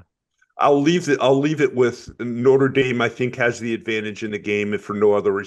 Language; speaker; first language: English; native; English